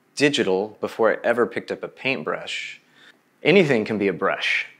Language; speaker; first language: English; native; English